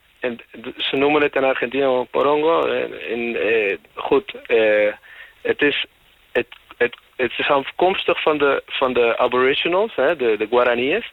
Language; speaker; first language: Dutch; native; Dutch